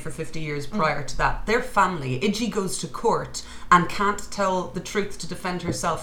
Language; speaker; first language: English; native; English